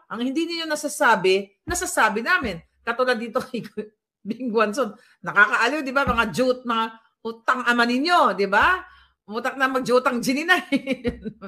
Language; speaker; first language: Filipino; non-native, local second language; Hiligaynon